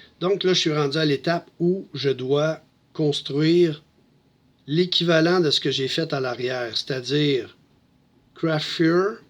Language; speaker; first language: French; native; French